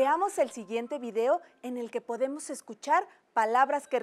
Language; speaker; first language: Spanish; native; Spanish